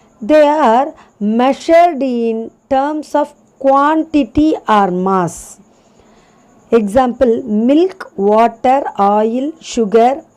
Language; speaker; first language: English; non-native, local second language; Tamil